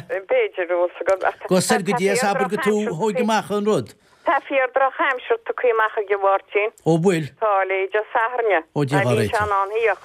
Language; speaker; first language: Irish; native; Irish